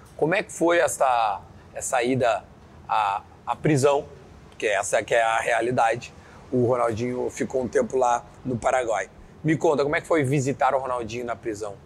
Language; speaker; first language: Portuguese; native; Portuguese